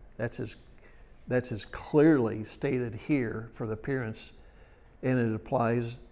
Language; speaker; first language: English; native; English